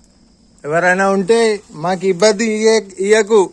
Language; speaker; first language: Telugu; non-native, local second language; Hindi